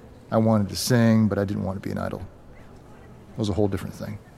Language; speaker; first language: English; native; English